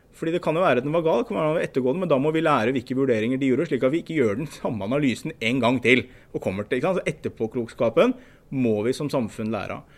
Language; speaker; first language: Norwegian; native; Norwegian